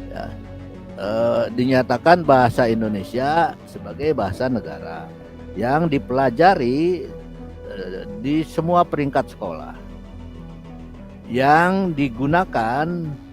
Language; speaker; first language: Indonesian; native; Indonesian